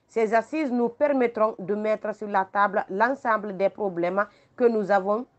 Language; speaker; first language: French; non-native, local second language; Fula